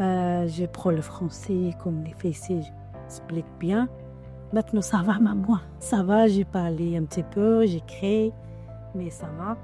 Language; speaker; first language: French; non-native, learner; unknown